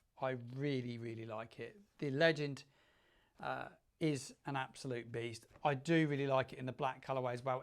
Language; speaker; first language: English; native; English